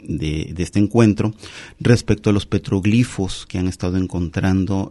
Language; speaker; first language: Spanish; native; Spanish